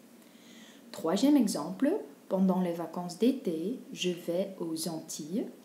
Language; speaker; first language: French; non-native, fluent; Dutch